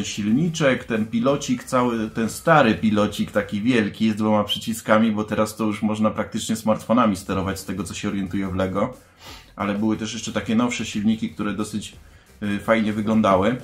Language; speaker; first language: Polish; native; Polish